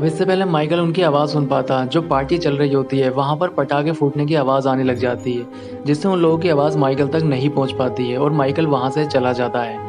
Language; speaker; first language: Hindi; native; Hindi